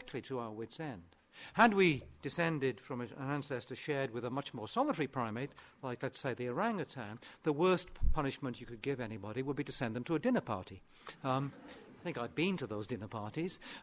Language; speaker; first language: English; non-native, local second language; Welsh